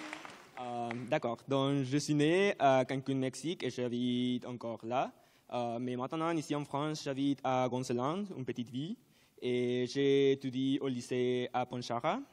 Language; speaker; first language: French; non-native, learner; Spanish